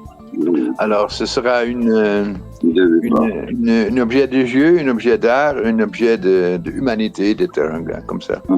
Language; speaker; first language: French; non-native, fluent; Dutch